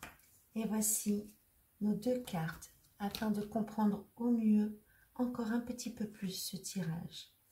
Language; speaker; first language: French; native; French